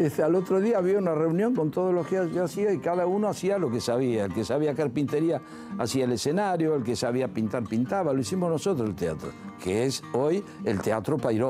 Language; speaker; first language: Spanish; early bilingual, other home language; Italian